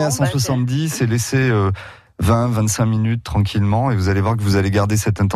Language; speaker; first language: French; native; French